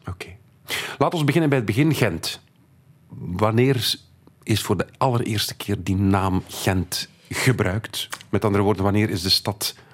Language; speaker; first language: Dutch; native; Dutch